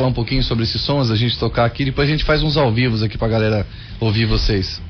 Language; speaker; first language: Portuguese; native; Portuguese